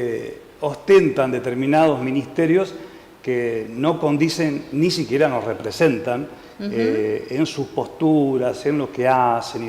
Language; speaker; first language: Spanish; native; Spanish